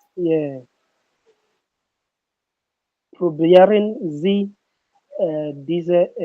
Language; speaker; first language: German; non-native, learner; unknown